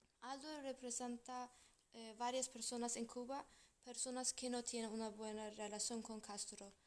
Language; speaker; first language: Spanish; non-native, learner; English